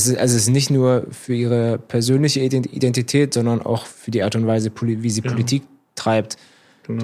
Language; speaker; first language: German; early bilingual, other home language; Turkish